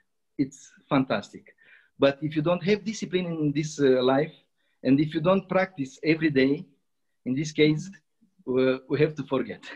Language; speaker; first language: English; non-native, learner; Romanian